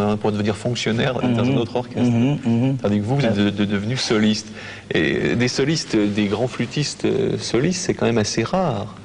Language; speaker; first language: French; native; French